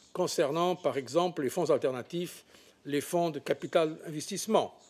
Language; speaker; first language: French; non-native, fluent; Portuguese